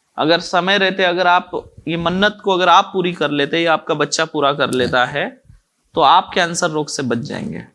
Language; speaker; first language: Hindi; native; Hindi